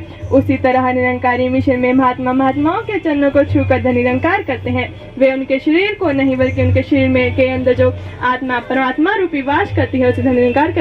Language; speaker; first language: Hindi; native; Hindi